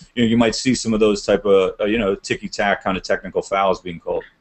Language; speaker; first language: English; native; English